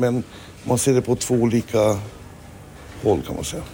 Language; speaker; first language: Swedish; non-native, fluent; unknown